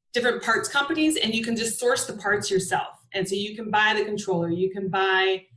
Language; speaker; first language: English; native; English